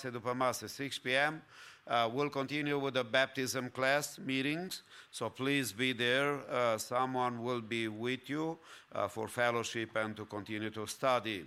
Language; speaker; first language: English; non-native, fluent; Romanian